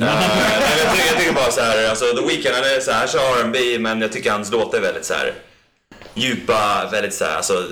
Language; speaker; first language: Swedish; native; Swedish